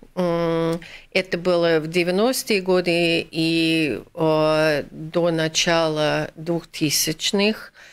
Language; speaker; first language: Russian; non-native, fluent; English